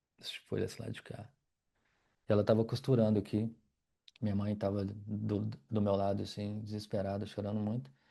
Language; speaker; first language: Portuguese; native; Portuguese